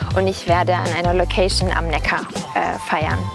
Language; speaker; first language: German; native; German